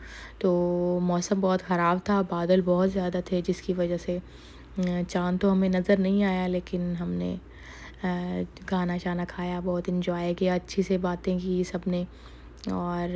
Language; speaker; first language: Urdu; native; Urdu